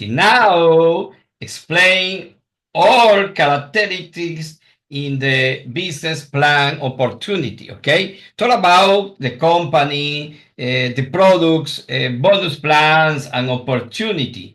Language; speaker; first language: English; non-native, learner; Spanish